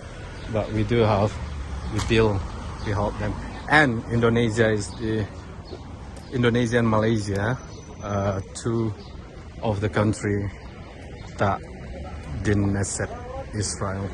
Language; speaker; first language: English; non-native, learner; Indonesian